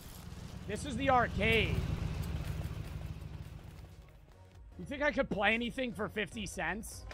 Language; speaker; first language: English; native; English